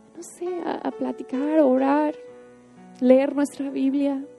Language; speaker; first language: Spanish; non-native, fluent; English